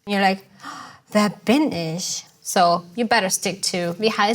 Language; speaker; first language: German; non-native, fluent; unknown